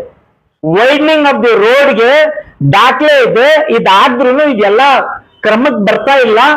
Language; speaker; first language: Kannada; native; Kannada